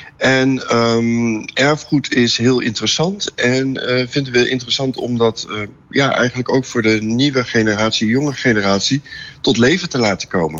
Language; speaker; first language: Dutch; native; Dutch